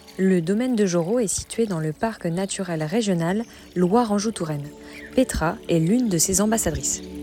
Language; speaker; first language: French; native; French